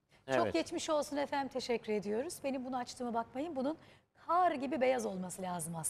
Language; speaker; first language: Turkish; native; Turkish